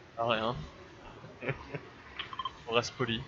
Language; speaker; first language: French; native; French